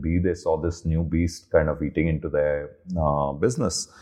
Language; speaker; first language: English; non-native, local second language; Hindi